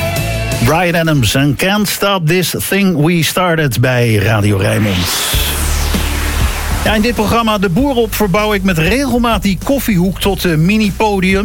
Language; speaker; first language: Dutch; native; Dutch